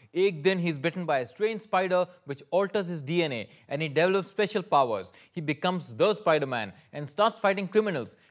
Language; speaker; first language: Hindi; native; Hindi